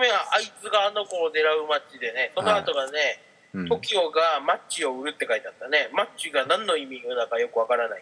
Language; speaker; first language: Japanese; native; Japanese